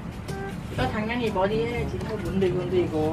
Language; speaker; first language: Korean; non-native, learner; Vietnamese